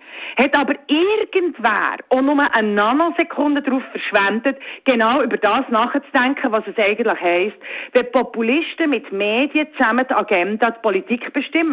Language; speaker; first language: German; native; German